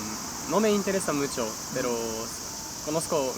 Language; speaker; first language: Spanish; non-native, learner; Japanese